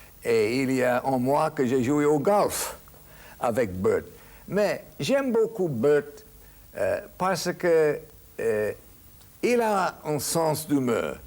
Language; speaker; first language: French; non-native, fluent; English